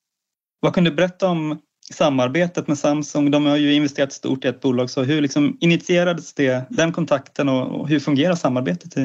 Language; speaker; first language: Swedish; native; Swedish